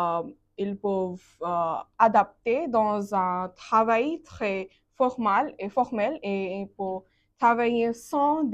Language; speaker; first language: French; non-native, learner; Bangla